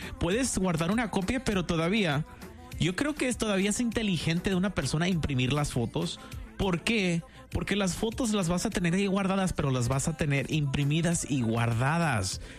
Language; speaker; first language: Spanish; early bilingual, heritage; Spanish